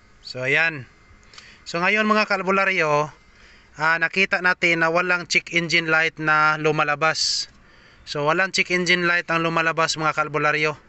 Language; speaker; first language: Filipino; non-native, local second language; Cebuano